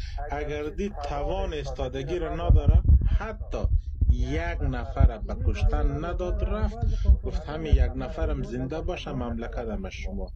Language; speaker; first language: Persian; native; Persian